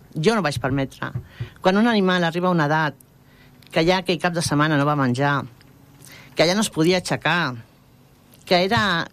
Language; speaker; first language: Catalan; non-native, local second language; Spanish